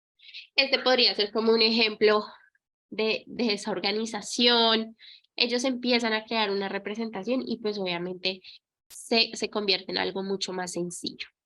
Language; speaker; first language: Spanish; native; Spanish